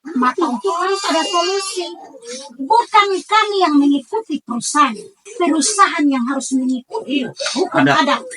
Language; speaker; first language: Indonesian; native; Indonesian